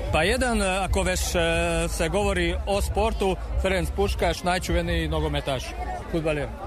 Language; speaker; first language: Serbian; non-native, fluent; Hungarian